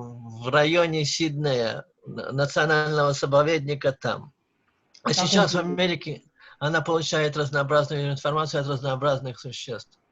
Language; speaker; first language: Russian; native; Russian